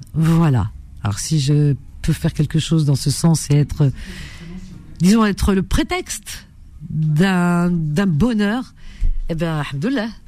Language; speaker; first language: French; native; French